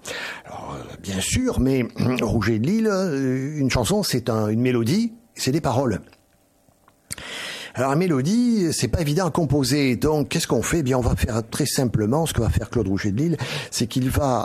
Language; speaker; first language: French; native; French